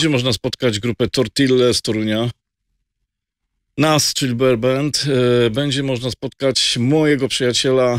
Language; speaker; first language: Polish; native; Polish